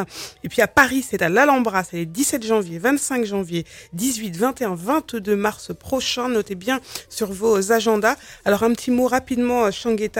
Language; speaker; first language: French; native; French